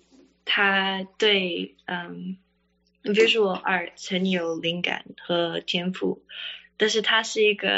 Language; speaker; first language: Chinese; early bilingual, heritage; Chinese